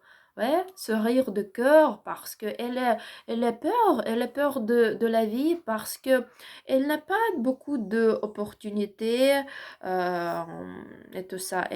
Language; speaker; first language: French; non-native, learner; Ukrainian